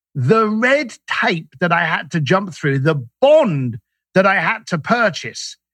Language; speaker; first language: English; native; English